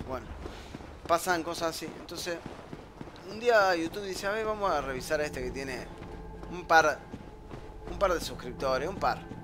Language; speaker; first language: Spanish; native; Spanish